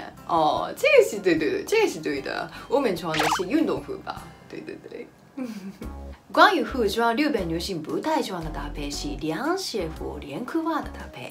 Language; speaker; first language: Chinese; non-native, fluent; Japanese